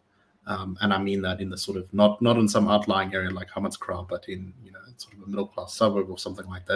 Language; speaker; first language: English; native; English